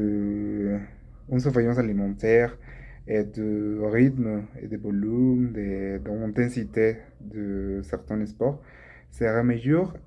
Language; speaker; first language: French; non-native, learner; Spanish